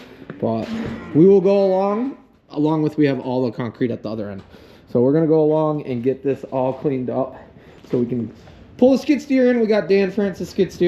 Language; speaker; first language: English; native; English